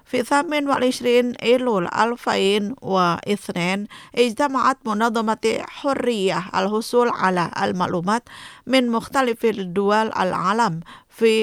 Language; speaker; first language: Arabic; non-native, fluent; Indonesian